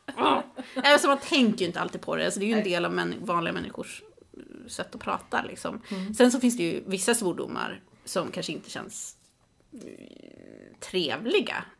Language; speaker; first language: Swedish; native; Swedish